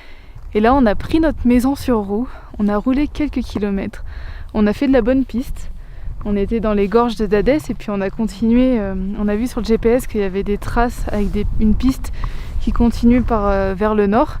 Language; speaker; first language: French; native; French